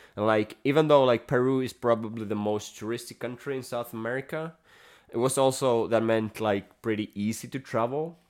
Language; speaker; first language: English; non-native, fluent; Finnish